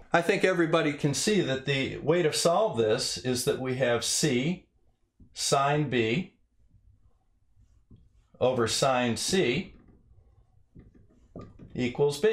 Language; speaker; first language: English; native; English